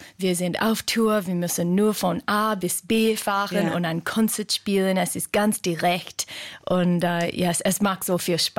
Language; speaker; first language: German; non-native, fluent; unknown